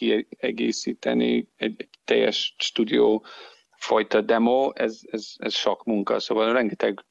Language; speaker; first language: Hungarian; non-native, fluent; English